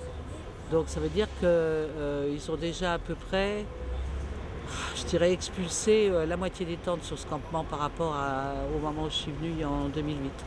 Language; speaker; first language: French; native; French